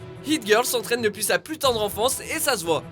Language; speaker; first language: French; native; French